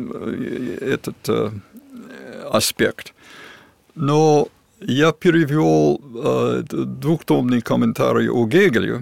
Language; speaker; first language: Russian; non-native, fluent; English